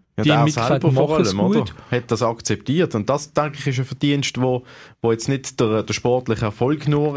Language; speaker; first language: German; native; German